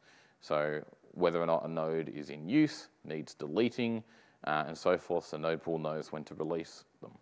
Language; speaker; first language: English; native; English